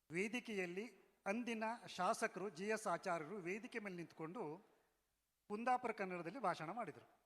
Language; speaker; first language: Kannada; non-native, local second language; Konkani